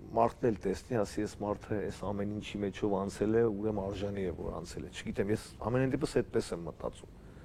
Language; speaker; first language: Armenian; native; Armenian